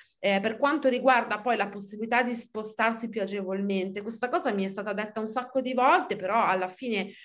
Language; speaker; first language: Italian; native; Italian